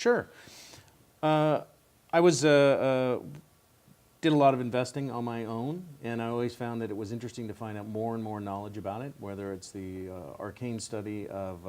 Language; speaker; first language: English; native; English